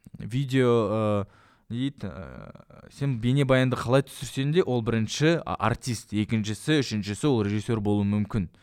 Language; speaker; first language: Kazakh; non-native, local second language; Russian